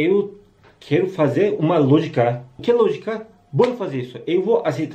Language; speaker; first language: Portuguese; non-native, learner; Turkish